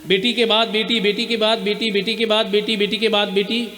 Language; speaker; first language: Hindi; non-native, local second language; Marathi